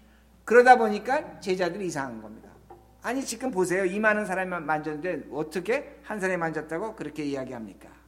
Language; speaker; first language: Korean; native; Korean